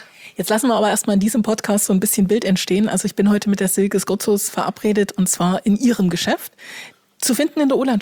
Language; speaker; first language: German; native; German